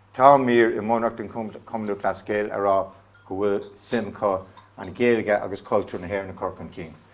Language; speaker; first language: Irish; non-native, local second language; English